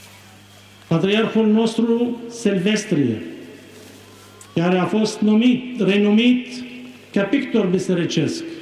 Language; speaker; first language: Romanian; non-native, fluent; Arabic